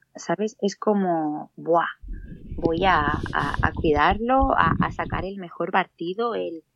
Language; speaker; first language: Spanish; native; Spanish